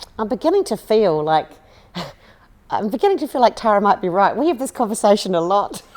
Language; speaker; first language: English; native; English